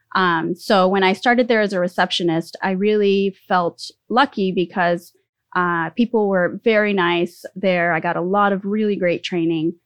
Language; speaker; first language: English; early bilingual, other home language; Spanish